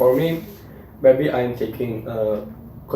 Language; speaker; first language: English; non-native, learner; Indonesian